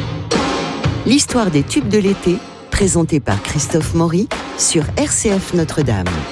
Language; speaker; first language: French; native; French